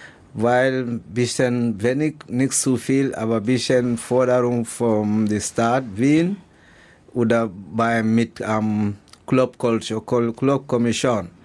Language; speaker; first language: German; non-native, learner; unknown